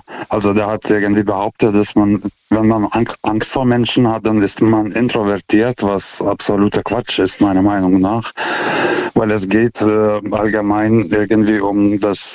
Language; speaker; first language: German; non-native, fluent; Lithuanian